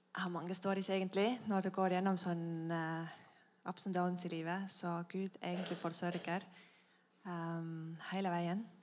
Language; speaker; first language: Norwegian; non-native, fluent; Estonian